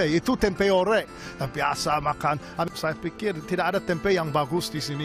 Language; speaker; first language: Indonesian; non-native, learner; English